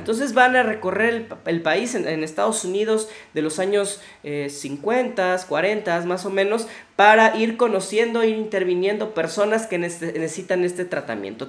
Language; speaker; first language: Spanish; native; Spanish